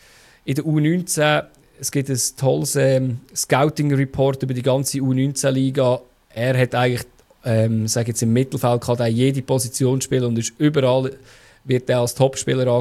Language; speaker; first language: German; native; German